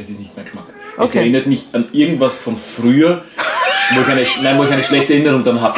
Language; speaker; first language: German; native; German